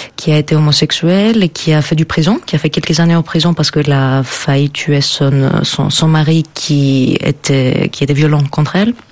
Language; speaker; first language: French; non-native, fluent; Greek